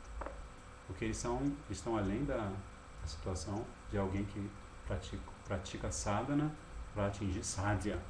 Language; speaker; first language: Portuguese; native; Portuguese